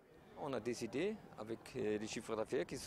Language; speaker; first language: French; non-native, learner; German